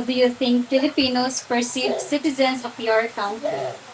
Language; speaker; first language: English; non-native, local second language; Cebuano